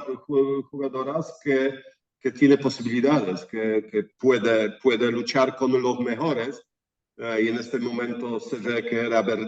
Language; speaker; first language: Spanish; non-native, fluent; Polish